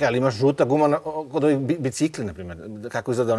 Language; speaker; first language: Serbian; native; Serbian